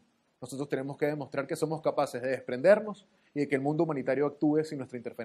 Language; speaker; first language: Spanish; native; Spanish